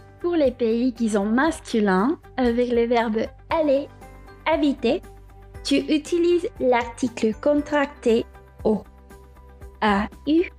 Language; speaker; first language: French; non-native, fluent; Spanish